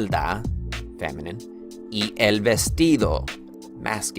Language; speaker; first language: Spanish; non-native, fluent; English